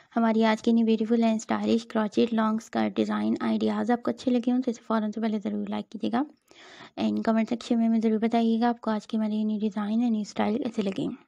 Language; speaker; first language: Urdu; native; Urdu